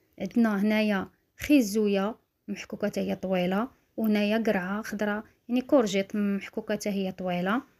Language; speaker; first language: Arabic; native; Arabic